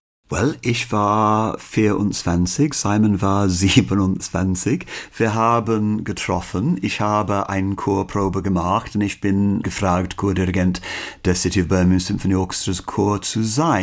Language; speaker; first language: German; non-native, fluent; English